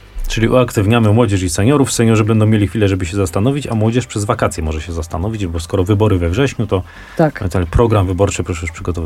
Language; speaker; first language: Polish; native; Polish